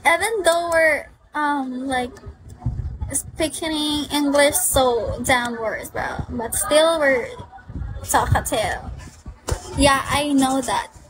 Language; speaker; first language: English; non-native, local second language; Cebuano